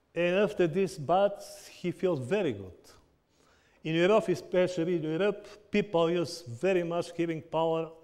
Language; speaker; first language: English; non-native, learner; Bulgarian